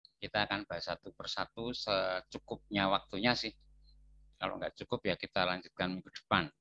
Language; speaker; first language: Indonesian; non-native, local second language; Javanese